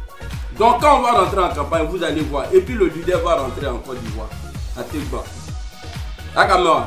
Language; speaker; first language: French; native; French